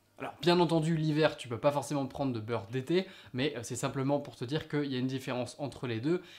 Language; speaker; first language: French; native; French